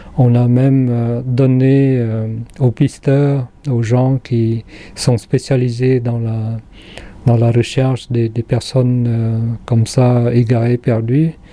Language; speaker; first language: French; non-native, fluent; Khmer